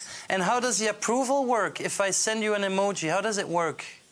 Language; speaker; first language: English; non-native, fluent; Dutch